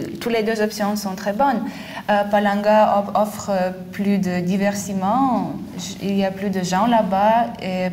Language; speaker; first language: French; non-native, fluent; Lithuanian